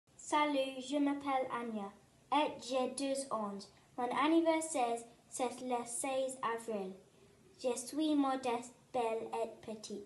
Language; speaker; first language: French; non-native, learner; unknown